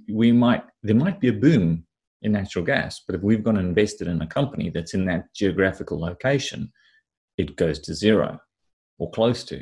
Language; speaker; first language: English; native; English